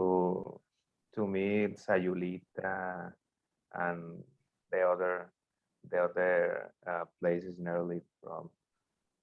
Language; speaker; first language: English; non-native, learner; Spanish